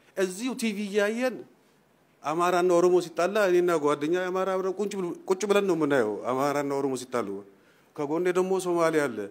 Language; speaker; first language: Amharic; non-native, local second language; Oromo